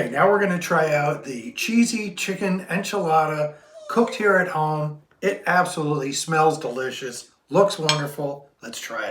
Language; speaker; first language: English; native; English